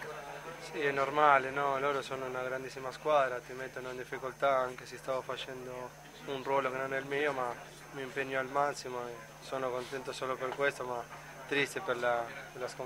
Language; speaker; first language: Italian; non-native, fluent; Spanish